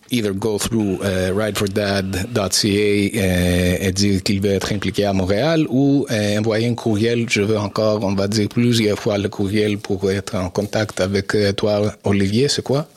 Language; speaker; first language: French; non-native, fluent; English